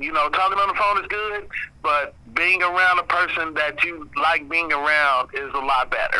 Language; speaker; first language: English; native; English